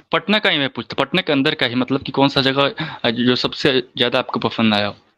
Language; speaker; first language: Hindi; native; Hindi